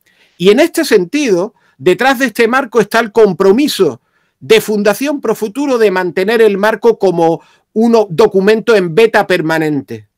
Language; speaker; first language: Spanish; native; Spanish